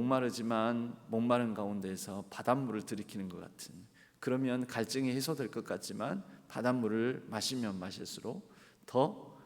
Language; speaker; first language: Korean; native; Korean